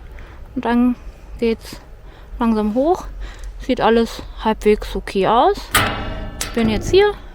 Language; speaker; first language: German; native; German